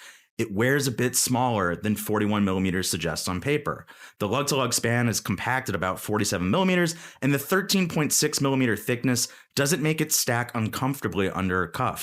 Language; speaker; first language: English; native; English